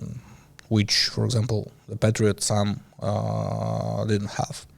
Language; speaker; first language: English; non-native, learner; Ukrainian